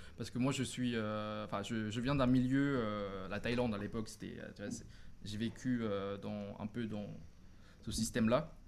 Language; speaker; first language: French; non-native, fluent; Thai